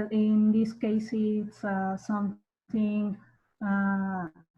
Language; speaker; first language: English; non-native, learner; Spanish